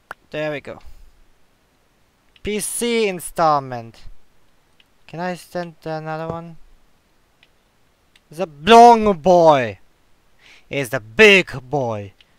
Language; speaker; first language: English; non-native, learner; German